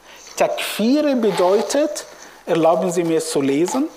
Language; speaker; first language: German; non-native, fluent; Arabic